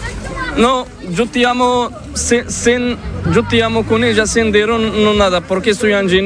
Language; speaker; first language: Spanish; non-native, learner; Arabic